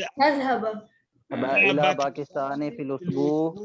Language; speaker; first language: Arabic; non-native, learner; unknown